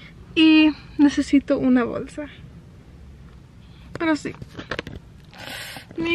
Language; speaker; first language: Spanish; early bilingual, other home language; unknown